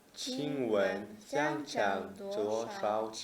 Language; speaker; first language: Chinese; non-native, learner; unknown